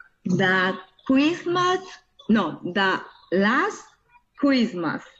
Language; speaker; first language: English; non-native, learner; Spanish